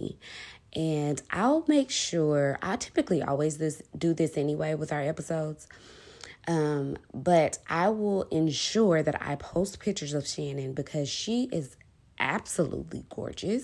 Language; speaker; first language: English; native; English